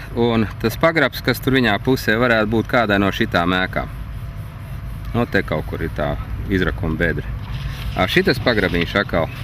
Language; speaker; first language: Latvian; native; Latvian